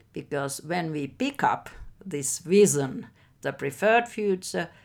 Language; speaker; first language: English; non-native, fluent; Finnish